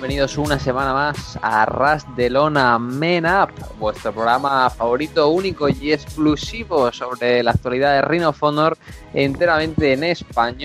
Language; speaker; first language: Spanish; native; Spanish